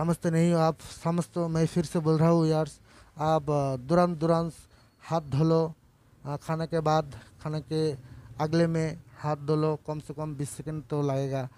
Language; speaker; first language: Hindi; non-native, learner; Bangla